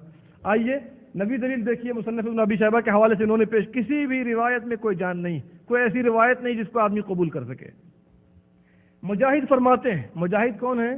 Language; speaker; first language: Urdu; native; Urdu